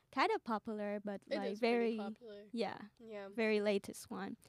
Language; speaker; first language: English; non-native, fluent; Vietnamese